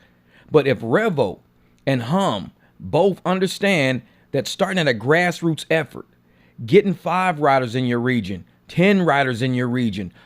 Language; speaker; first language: English; native; English